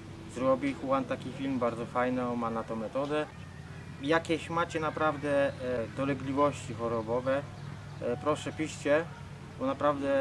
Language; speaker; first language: Polish; non-native, fluent; Vietnamese